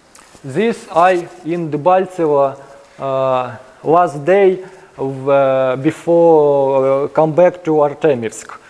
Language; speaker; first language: English; non-native, learner; Ukrainian